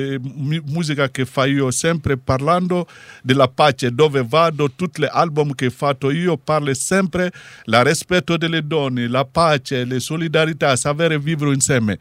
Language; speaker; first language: Italian; non-native, learner; Bambara